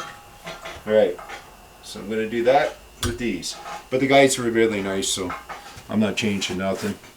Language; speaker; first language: English; native; English